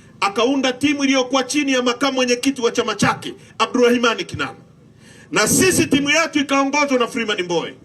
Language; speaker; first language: Swahili; native; Swahili